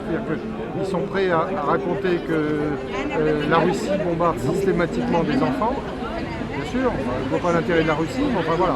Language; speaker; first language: French; native; French